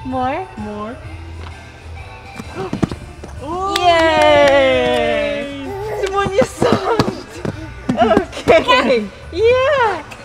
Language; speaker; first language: Indonesian; non-native, learner; English